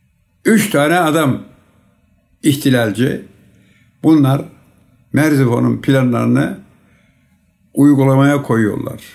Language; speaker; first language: Turkish; native; Turkish